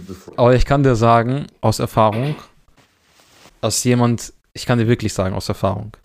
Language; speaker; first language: German; early bilingual, other home language; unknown